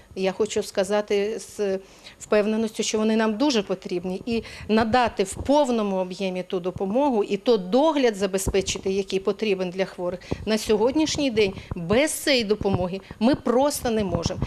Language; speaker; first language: Ukrainian; native; Ukrainian